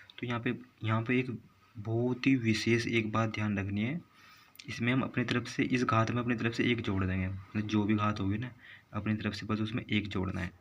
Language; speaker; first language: Hindi; native; Hindi